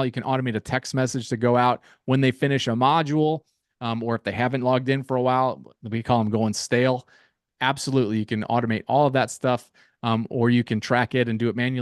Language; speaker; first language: English; native; English